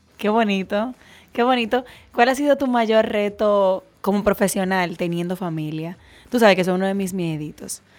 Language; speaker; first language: Spanish; native; Spanish